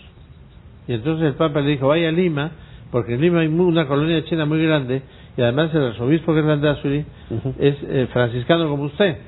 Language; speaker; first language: Spanish; native; Spanish